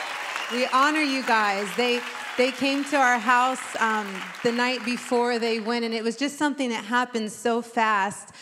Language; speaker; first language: English; native; English